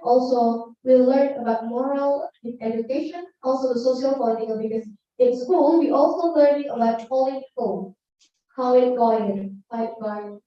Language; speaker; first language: English; non-native, learner; Indonesian